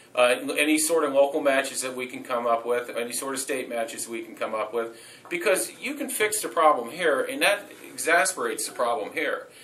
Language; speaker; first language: English; native; English